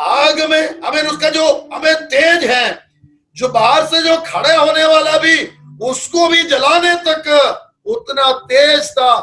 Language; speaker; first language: Hindi; non-native, local second language; Malayalam